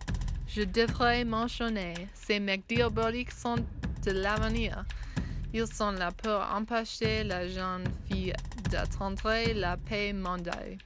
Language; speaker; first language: French; non-native, learner; English